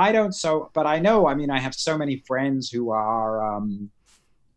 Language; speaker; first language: English; native; English